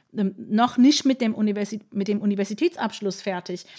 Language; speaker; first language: German; non-native, fluent; English